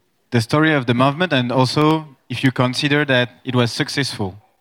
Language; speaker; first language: English; non-native, fluent; French